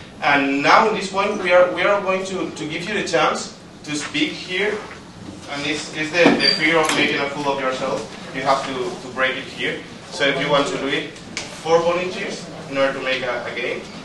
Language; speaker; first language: English; non-native, fluent; Spanish